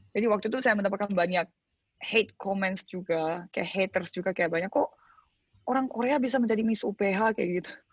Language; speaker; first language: Indonesian; early bilingual, other home language; Korean